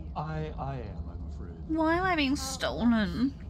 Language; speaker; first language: English; native; English